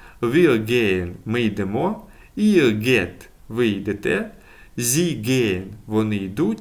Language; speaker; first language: German; non-native, fluent; Ukrainian